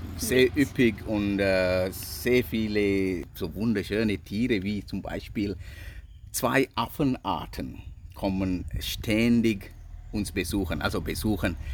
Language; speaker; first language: German; non-native, fluent; Sinhala